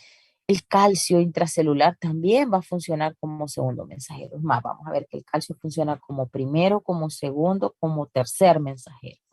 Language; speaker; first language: Spanish; native; Spanish